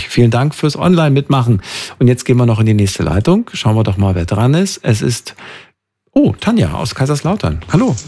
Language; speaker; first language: German; native; German